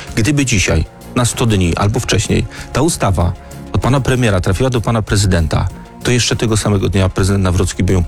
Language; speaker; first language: Polish; native; Polish